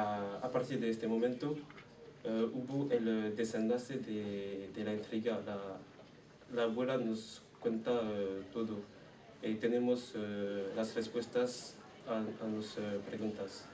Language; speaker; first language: Spanish; non-native, learner; French